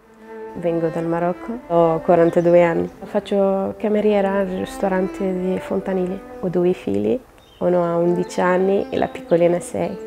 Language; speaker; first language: Italian; non-native, fluent; Arabic